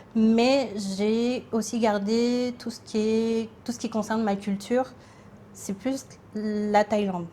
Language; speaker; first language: French; early bilingual, other home language; Thai